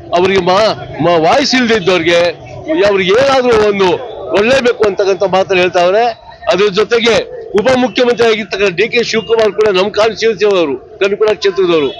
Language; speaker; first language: Kannada; non-native, local second language; Lambadi